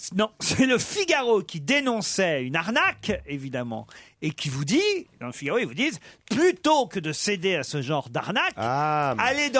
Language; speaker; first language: French; native; French